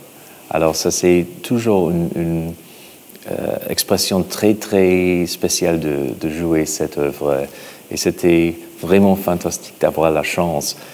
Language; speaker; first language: French; non-native, fluent; English